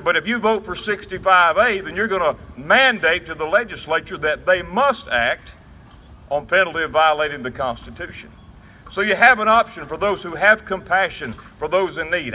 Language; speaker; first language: English; native; English